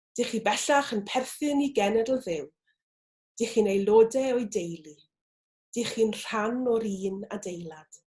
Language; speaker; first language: Welsh; native; Welsh